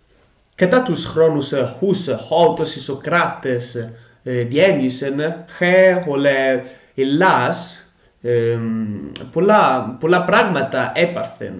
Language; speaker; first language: Greek; non-native, learner; Italian